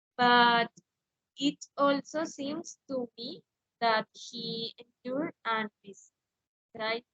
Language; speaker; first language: English; non-native, learner; Spanish